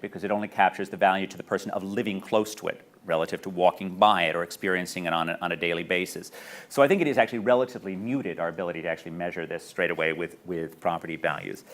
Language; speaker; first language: English; native; English